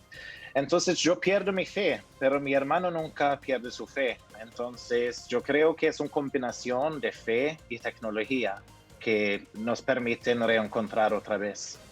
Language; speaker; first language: Spanish; early bilingual, heritage; Norwegian